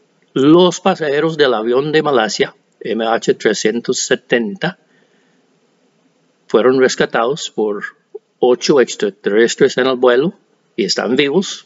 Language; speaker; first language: Spanish; non-native, fluent; English